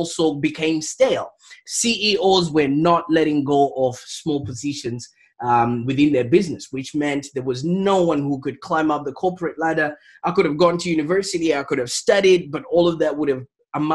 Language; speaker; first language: English; non-native, local second language; Shona